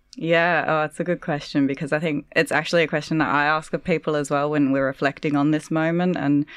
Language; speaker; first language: English; native; English